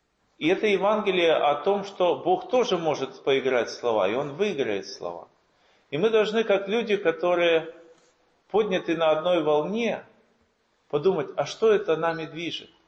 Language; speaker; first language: Russian; native; Russian